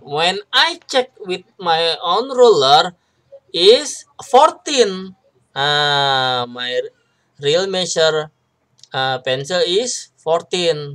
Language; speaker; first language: English; non-native, learner; Indonesian